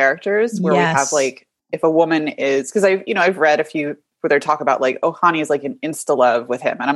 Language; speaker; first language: English; native; English